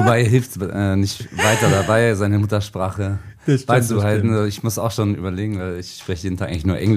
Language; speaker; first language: German; native; German